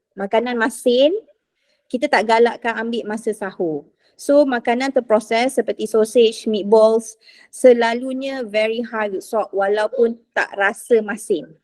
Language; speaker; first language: Malay; native; Malay